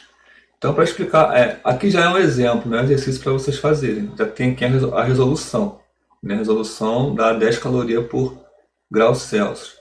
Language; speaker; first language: Portuguese; native; Portuguese